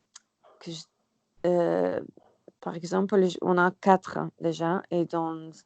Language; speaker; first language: French; non-native, learner; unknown